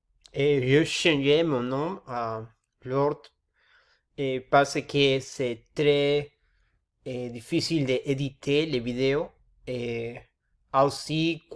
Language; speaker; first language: French; non-native, learner; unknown